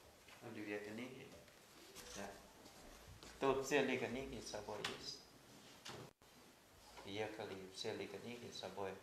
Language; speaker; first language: Russian; non-native, fluent; Thai